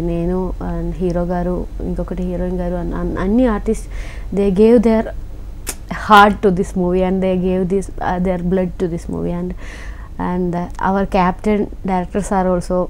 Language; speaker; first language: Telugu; non-native, learner; Malayalam